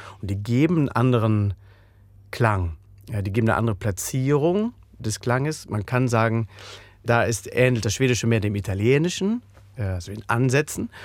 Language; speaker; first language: German; native; German